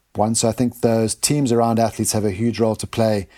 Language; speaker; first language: English; native; English